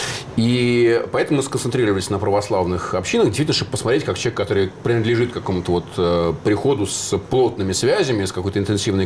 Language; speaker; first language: Russian; native; Russian